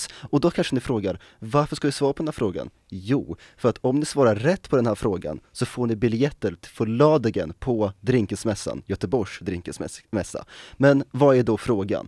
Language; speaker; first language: Swedish; native; Swedish